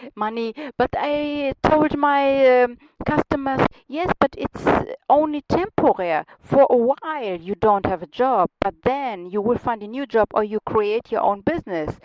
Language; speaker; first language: English; non-native, learner; German